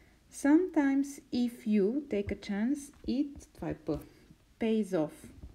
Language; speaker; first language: English; non-native, fluent; Bulgarian